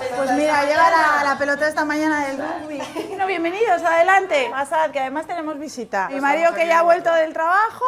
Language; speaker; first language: Spanish; native; Spanish